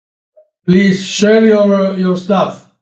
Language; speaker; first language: English; non-native, learner; Italian